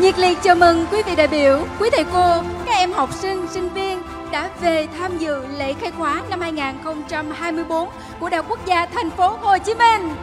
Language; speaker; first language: Vietnamese; native; Vietnamese